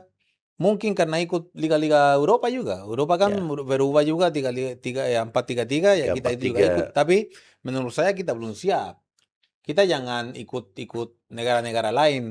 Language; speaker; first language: Indonesian; non-native, fluent; Spanish